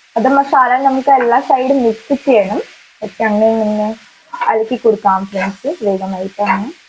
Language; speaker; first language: Malayalam; native; Malayalam